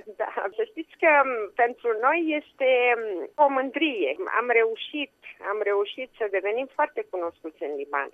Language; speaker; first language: Romanian; native; Romanian